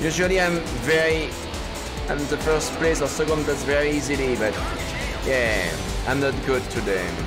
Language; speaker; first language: English; non-native, fluent; French